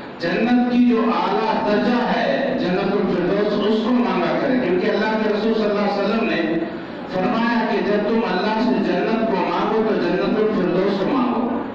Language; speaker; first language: Urdu; native; Urdu